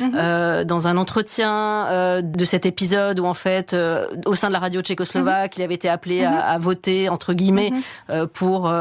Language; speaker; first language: French; native; French